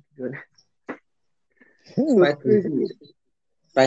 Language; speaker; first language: English; non-native, local second language; Yoruba